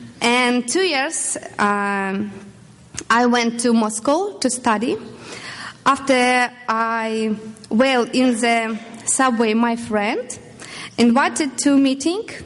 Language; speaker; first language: English; non-native, learner; Russian